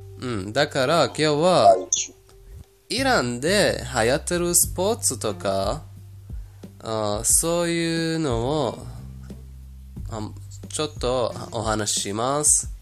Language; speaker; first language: Japanese; non-native, fluent; Persian